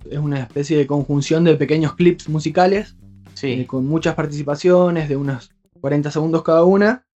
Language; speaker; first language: Spanish; native; Spanish